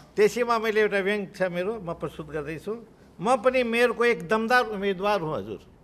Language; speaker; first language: Nepali; non-native, local second language; Marwari